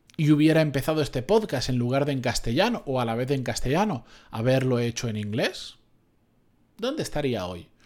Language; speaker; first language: Spanish; native; Spanish